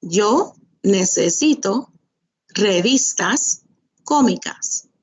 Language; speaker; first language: Spanish; non-native, fluent; English